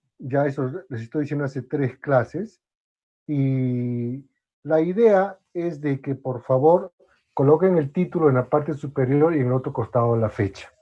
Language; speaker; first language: Spanish; native; Spanish